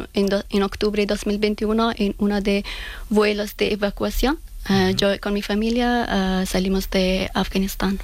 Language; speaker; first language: Spanish; non-native, learner; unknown